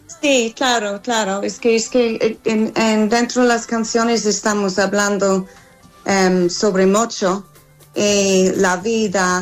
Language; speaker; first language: Spanish; non-native, fluent; English